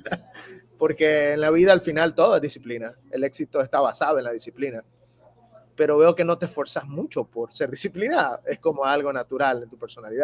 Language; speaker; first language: Spanish; native; Spanish